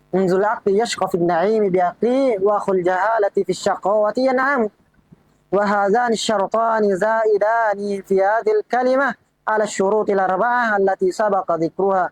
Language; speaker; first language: Arabic; non-native, fluent; Indonesian